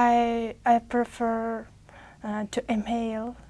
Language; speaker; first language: English; non-native, fluent; Uzbek